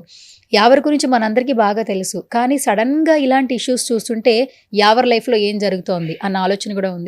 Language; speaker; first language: Telugu; native; Telugu